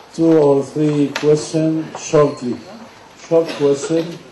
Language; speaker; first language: English; non-native, learner; Hebrew